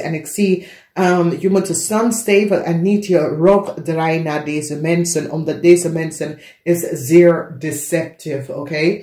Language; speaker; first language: Dutch; non-native, learner; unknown